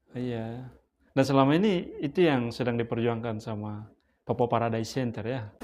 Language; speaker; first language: Indonesian; native; Indonesian